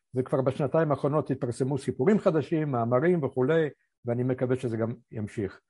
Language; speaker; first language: Hebrew; early bilingual, other home language; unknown